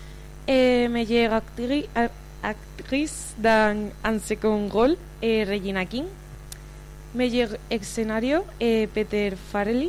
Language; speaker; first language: French; non-native, learner; Spanish